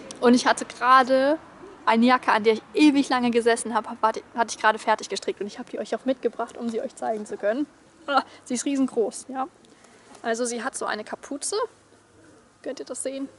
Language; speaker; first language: German; native; German